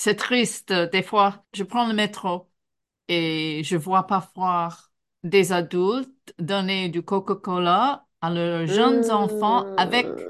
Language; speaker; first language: French; non-native, fluent; English